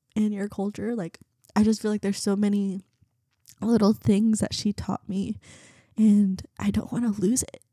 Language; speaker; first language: English; early bilingual, other home language; Vietnamese